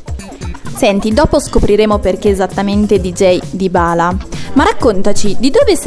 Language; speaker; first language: Italian; native; Italian